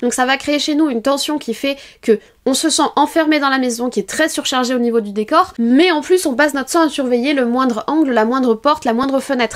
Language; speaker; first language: French; native; French